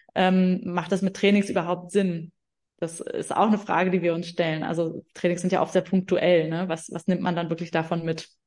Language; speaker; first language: German; native; German